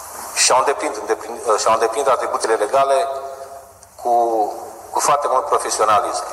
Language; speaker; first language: Romanian; native; Romanian